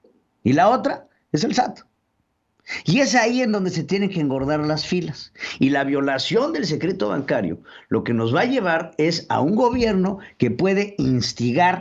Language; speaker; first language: Spanish; native; Spanish